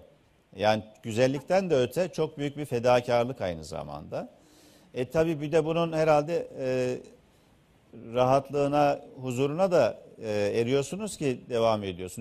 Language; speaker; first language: Turkish; native; Turkish